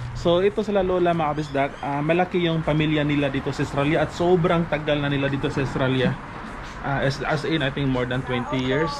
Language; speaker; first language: Filipino; non-native, local second language; Cebuano